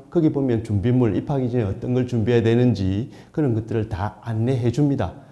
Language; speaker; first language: Korean; native; Korean